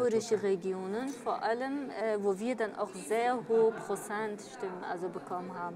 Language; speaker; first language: German; early bilingual, other home language; Kurdish